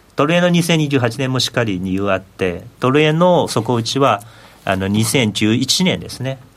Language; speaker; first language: Japanese; non-native, fluent; Chinese